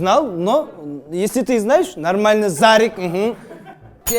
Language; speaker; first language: Russian; non-native, local second language; Kazakh